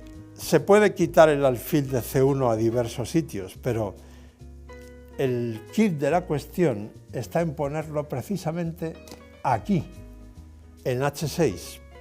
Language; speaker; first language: Spanish; native; Spanish